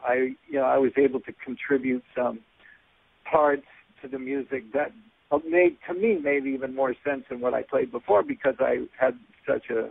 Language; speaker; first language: English; native; English